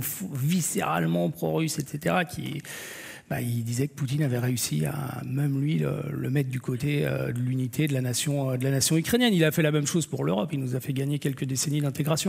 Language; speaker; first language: French; native; French